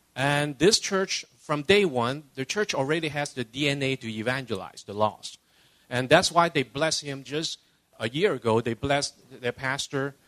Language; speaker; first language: English; non-native, local second language; Cantonese